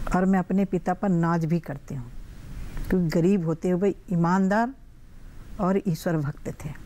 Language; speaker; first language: Hindi; native; Hindi